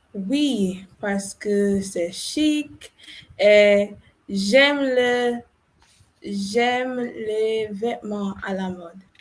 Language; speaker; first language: French; non-native, learner; English